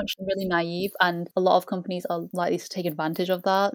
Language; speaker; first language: English; native; English